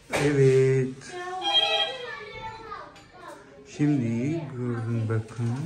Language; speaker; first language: Turkish; non-native, learner; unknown